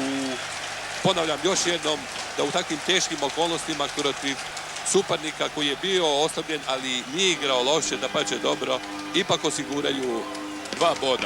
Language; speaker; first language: Croatian; native; Croatian